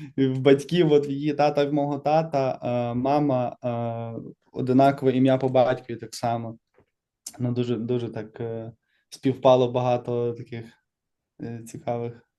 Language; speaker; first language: Ukrainian; native; Ukrainian